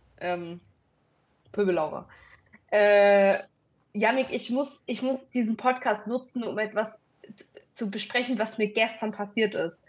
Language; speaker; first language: German; early bilingual, other home language; Italian